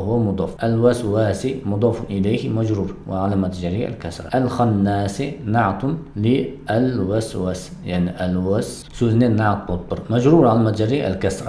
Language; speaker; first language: Arabic; non-native, fluent; Kazakh